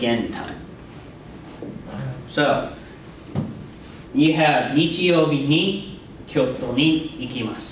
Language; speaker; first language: Japanese; non-native, learner; English